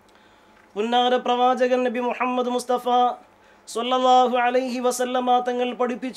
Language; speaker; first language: Malayalam; native; Malayalam